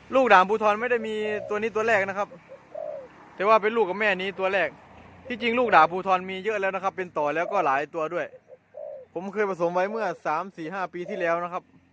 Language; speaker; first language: Thai; non-native, local second language; Northeastern Thai